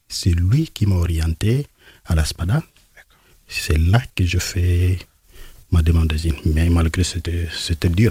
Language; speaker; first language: French; non-native, local second language; Lingala